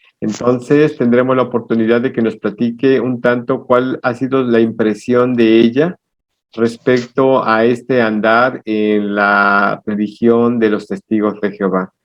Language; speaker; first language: Spanish; native; Spanish